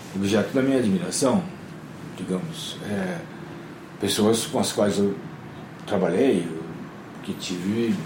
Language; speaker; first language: Portuguese; native; Portuguese